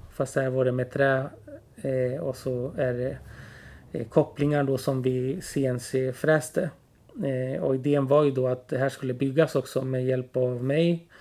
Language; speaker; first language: Swedish; early bilingual, other home language; Spanish